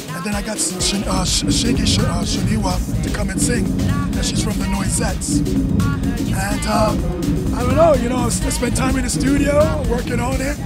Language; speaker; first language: English; native; English